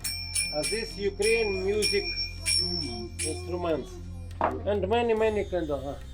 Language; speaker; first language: English; non-native, learner; Russian